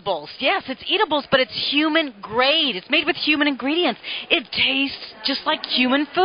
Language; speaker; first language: English; native; English